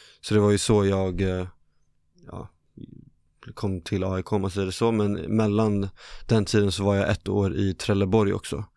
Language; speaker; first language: Swedish; native; Swedish